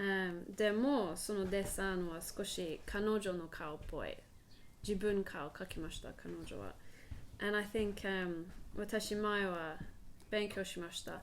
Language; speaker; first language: Japanese; non-native, learner; English